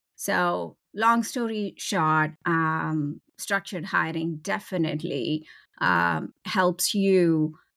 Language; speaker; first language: English; non-native, local second language; Tamil